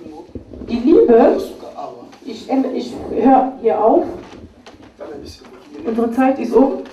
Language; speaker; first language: German; non-native, learner; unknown